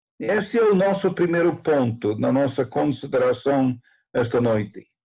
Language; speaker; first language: Portuguese; non-native, fluent; English